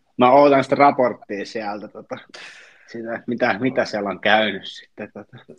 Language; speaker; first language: Finnish; native; Finnish